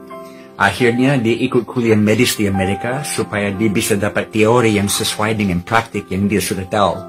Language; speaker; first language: Indonesian; non-native, fluent; English